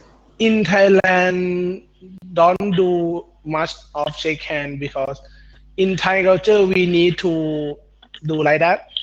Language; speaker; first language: English; non-native, learner; Thai